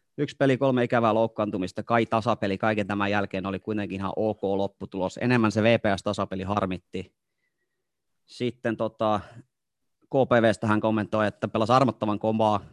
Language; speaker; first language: Finnish; native; Finnish